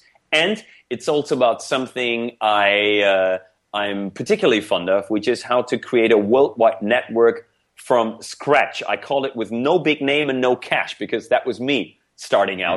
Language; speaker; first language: English; non-native, fluent; German